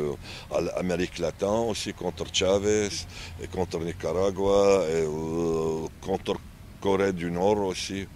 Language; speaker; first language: French; non-native, learner; Arabic